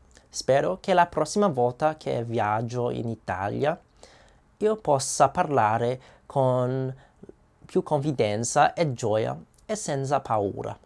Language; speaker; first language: Italian; non-native, learner; English